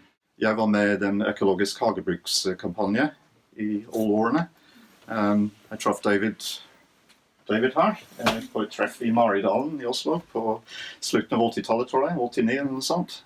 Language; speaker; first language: Norwegian; non-native, fluent; English